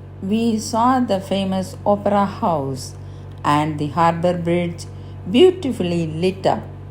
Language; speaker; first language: English; non-native, local second language; Malayalam